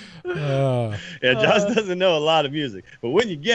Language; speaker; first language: English; native; English